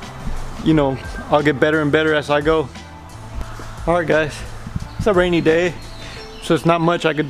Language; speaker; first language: English; native; English